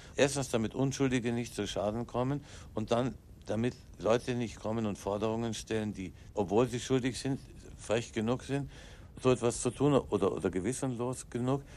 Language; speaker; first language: German; non-native, local second language; English